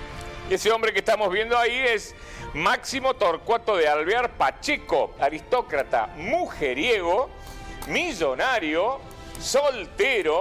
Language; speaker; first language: Spanish; native; Spanish